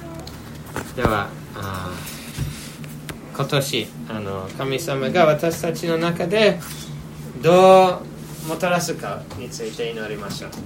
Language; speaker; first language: Japanese; non-native, fluent; English